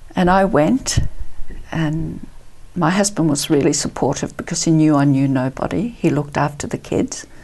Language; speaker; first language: English; early bilingual, other home language; Italian